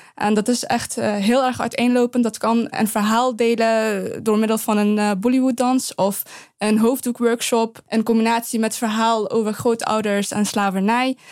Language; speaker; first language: Dutch; early bilingual, other home language; Persian